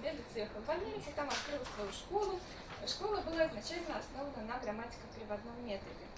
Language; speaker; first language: Russian; native; Russian